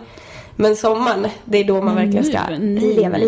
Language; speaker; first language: Swedish; native; Swedish